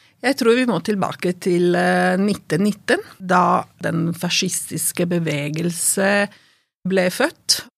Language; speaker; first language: Norwegian; non-native, fluent; Italian